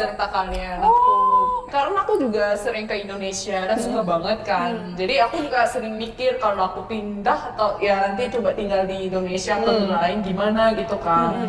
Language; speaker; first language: Indonesian; non-native, fluent; Korean